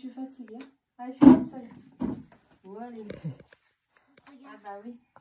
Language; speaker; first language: French; native; French